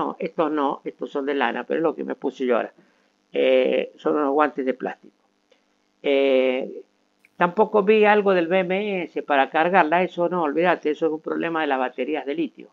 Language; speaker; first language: Spanish; native; Spanish